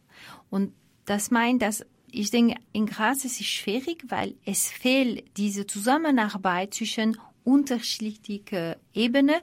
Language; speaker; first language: German; non-native, fluent; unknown